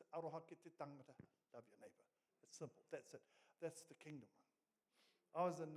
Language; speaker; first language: English; native; English